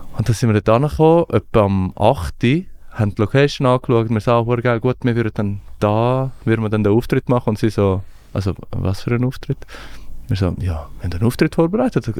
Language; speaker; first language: German; early bilingual, other home language; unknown